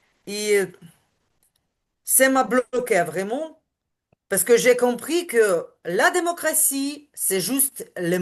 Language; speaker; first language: French; non-native, learner; Ukrainian